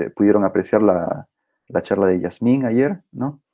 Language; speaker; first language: Spanish; native; Spanish